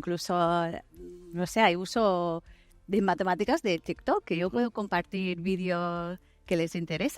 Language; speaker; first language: Spanish; non-native, fluent; English